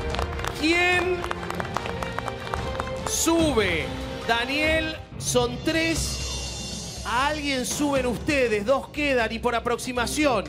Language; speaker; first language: Spanish; native; Spanish